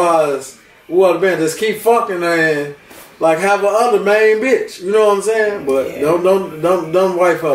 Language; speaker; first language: English; native; English